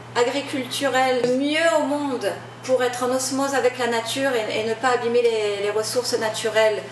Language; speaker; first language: French; native; French